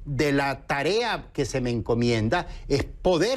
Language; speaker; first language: Spanish; native; Spanish